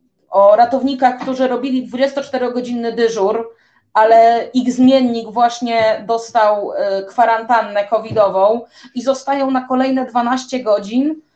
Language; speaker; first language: Polish; native; Polish